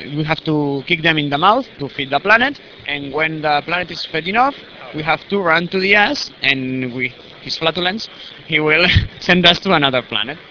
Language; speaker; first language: English; non-native, learner; Spanish